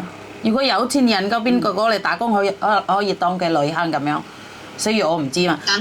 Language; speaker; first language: Cantonese; non-native, fluent; Javanese